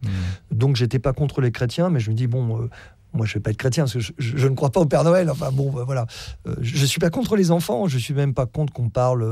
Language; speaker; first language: French; native; French